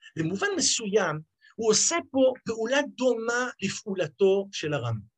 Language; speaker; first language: Hebrew; native; Hebrew